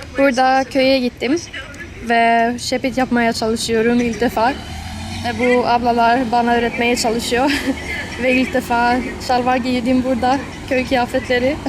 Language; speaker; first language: Turkish; non-native, fluent; Swedish